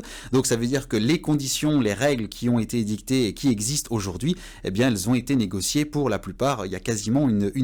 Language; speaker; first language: French; native; French